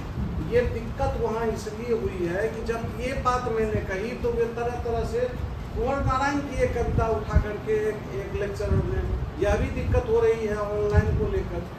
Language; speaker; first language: Hindi; native; Hindi